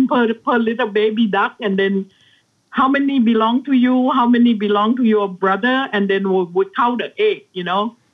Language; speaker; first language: English; non-native, learner; Thai